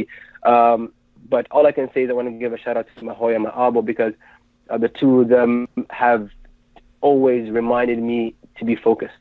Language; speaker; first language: English; native; English